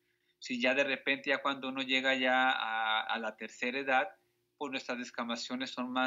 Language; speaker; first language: Spanish; native; Spanish